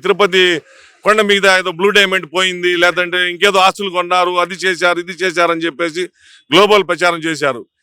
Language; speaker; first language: Telugu; native; Telugu